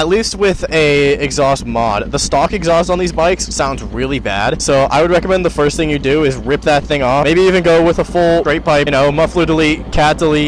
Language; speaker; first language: English; native; English